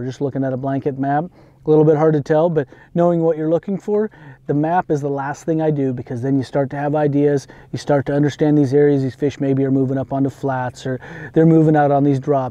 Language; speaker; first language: English; native; English